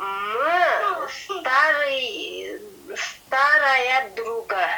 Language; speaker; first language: Russian; non-native, learner; Kyrgyz